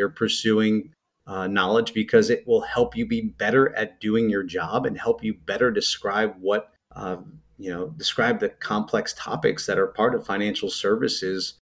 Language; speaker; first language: English; native; English